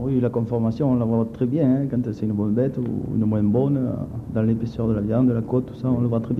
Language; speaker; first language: French; native; French